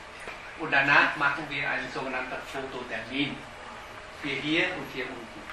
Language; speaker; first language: German; non-native, fluent; Vietnamese